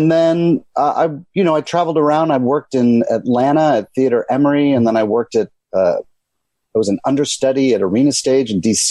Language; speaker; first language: English; native; English